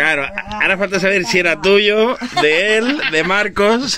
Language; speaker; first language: Spanish; native; Spanish